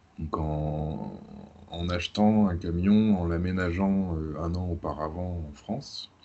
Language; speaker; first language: French; native; French